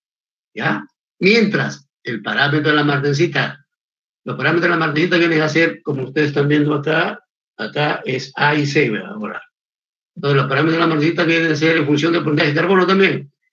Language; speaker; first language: Spanish; native; Spanish